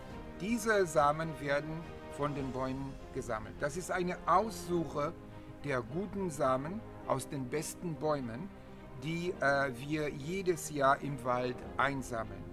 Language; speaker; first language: German; non-native, fluent; Hebrew